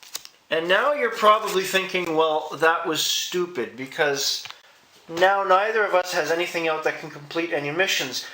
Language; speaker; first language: English; native; English